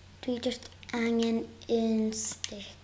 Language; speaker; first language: Welsh; non-native, local second language; English